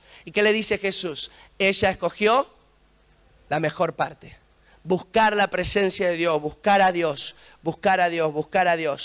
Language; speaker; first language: Spanish; native; Spanish